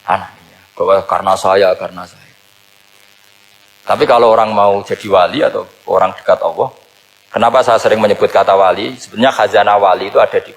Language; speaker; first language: Indonesian; non-native, local second language; Javanese